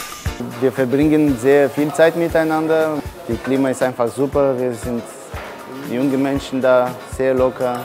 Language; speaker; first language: German; non-native, fluent; Bulgarian